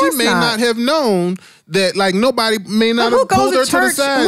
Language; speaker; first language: English; native; English